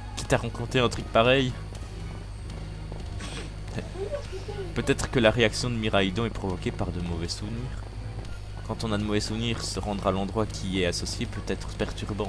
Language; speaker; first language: French; native; French